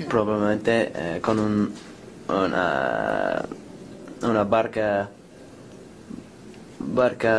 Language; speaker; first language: Spanish; non-native, learner; English